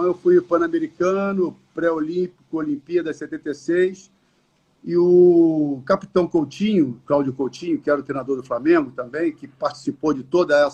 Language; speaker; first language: Portuguese; native; Portuguese